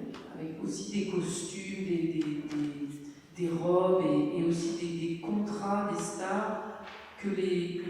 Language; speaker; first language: French; native; French